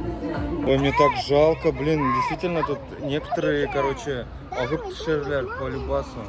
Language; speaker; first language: Russian; native; Russian